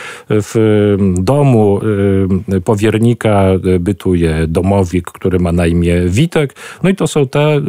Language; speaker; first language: Polish; native; Polish